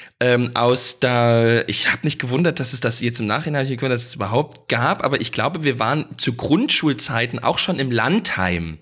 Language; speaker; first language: German; native; German